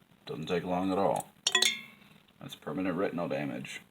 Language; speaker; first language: English; native; English